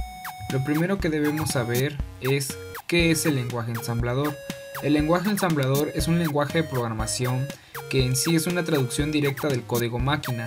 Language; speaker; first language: Spanish; native; Spanish